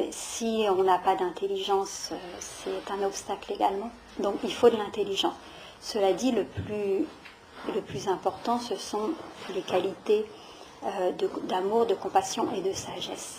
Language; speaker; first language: French; native; French